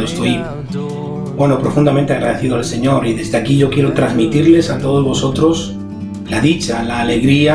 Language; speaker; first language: Spanish; native; Spanish